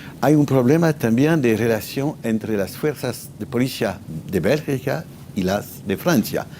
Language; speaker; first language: Spanish; non-native, fluent; French